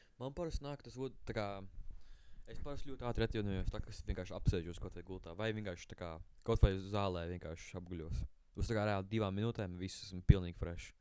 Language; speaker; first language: Latvian; native; Latvian